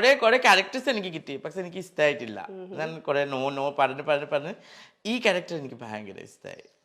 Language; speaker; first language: Malayalam; non-native, fluent; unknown